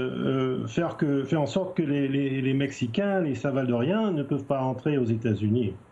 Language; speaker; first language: French; non-native, fluent; English